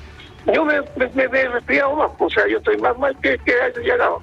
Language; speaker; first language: Spanish; native; Spanish